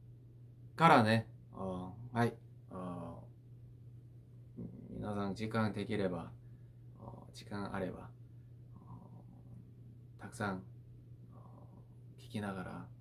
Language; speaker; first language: Japanese; non-native, learner; Korean